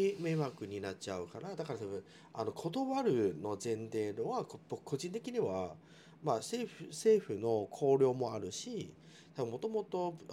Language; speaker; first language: Japanese; non-native, fluent; Chinese